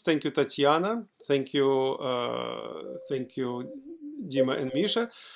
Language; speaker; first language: English; non-native, fluent; Russian